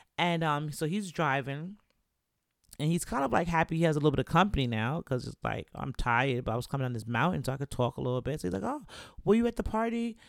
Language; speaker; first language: English; native; English